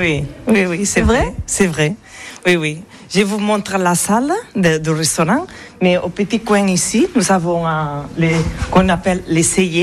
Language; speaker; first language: French; non-native, learner; Catalan